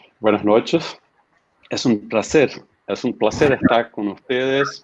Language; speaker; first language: Spanish; non-native, fluent; Portuguese